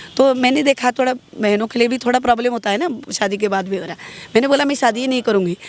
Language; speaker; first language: Hindi; non-native, local second language; Marathi